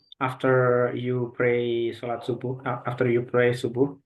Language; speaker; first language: English; non-native, local second language; Indonesian